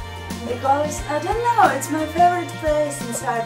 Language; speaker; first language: English; non-native, learner; Russian